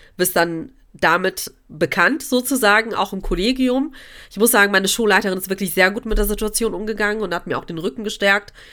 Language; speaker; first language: German; native; German